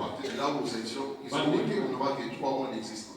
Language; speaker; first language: French; non-native, local second language; Lingala